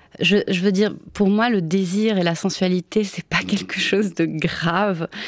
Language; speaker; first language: French; non-native, fluent; Italian